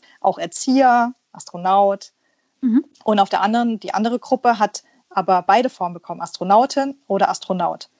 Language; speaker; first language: German; early bilingual, other home language; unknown